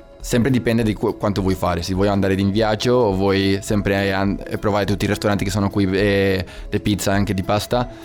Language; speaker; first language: Italian; non-native, learner; Spanish